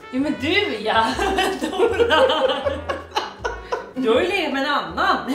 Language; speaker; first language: Swedish; native; Swedish